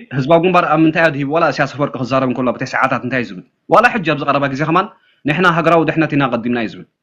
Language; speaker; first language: Tigrinya; native; Tigrinya